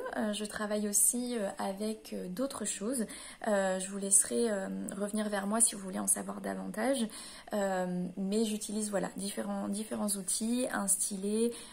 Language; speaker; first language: French; native; French